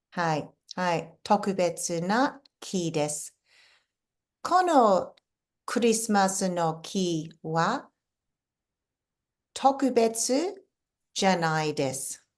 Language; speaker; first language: Japanese; non-native, fluent; English